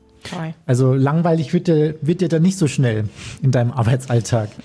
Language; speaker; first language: German; native; German